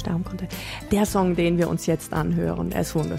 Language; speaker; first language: German; native; German